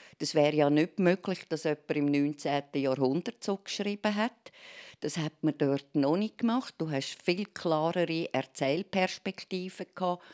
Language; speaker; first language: German; native; German